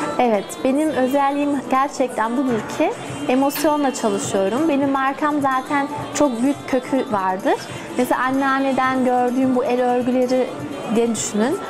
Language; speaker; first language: Turkish; early bilingual, heritage; Turkish